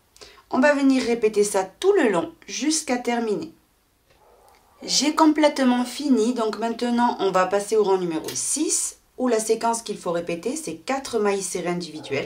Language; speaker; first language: French; native; French